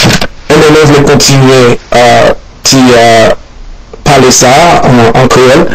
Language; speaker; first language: Spanish; non-native, learner; Haitian Creole